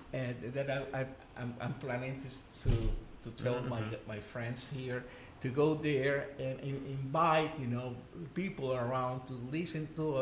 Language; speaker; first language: English; non-native, fluent; Spanish